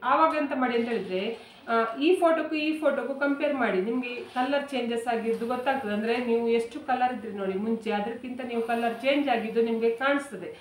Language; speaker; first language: Kannada; non-native, local second language; Konkani